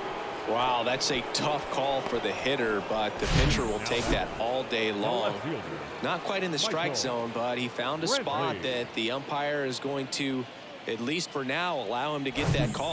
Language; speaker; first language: English; native; English